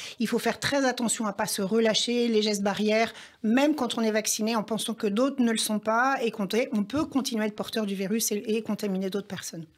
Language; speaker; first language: French; native; French